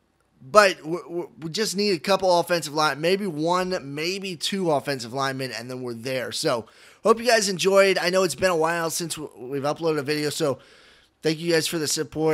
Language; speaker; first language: English; native; English